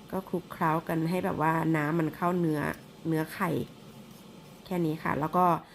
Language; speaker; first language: Thai; native; Thai